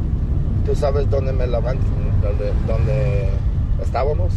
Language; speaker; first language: Spanish; non-native, learner; English